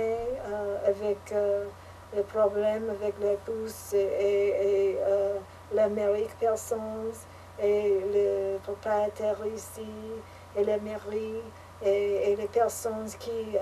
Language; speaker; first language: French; non-native, learner; English